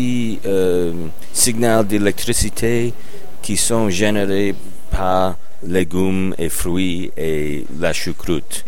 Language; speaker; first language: French; non-native, learner; English